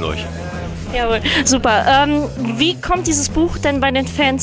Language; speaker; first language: German; native; German